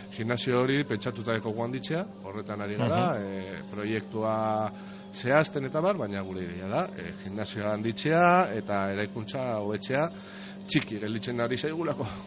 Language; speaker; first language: Basque; non-native, local second language; Spanish